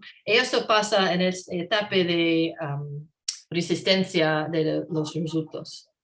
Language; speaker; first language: Spanish; non-native, learner; English